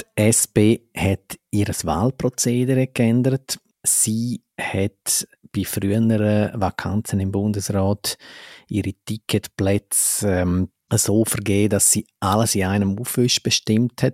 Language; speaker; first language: German; native; German